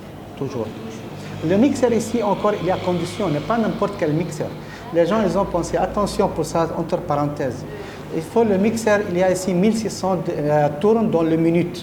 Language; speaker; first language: French; non-native, learner; Arabic